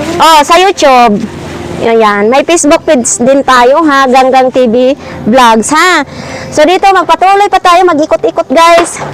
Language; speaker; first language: Filipino; non-native, local second language; Cebuano